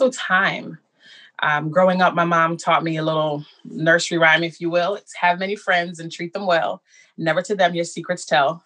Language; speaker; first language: English; native; English